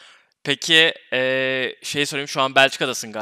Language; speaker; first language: Turkish; native; Turkish